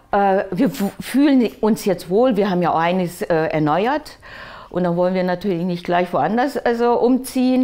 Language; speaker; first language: German; early bilingual, other home language; Japanese